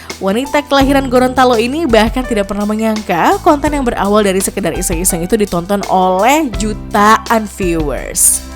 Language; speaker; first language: Indonesian; native; Indonesian